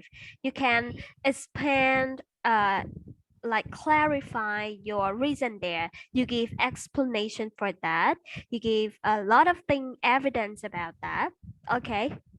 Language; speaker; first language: English; non-native, fluent; Vietnamese